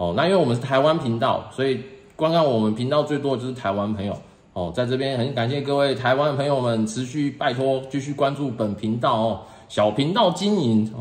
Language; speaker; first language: Chinese; native; Chinese